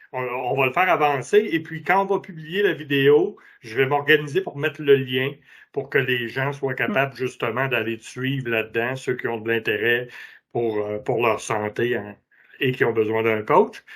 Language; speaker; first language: French; native; French